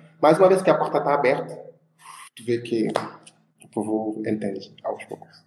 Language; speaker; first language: Portuguese; non-native, fluent; French